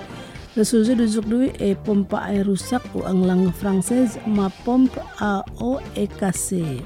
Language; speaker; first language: French; non-native, fluent; Indonesian